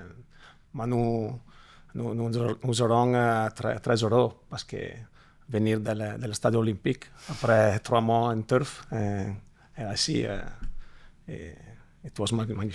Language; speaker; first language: French; non-native, learner; Italian